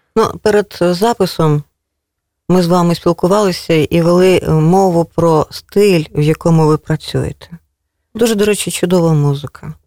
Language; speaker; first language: Ukrainian; native; Ukrainian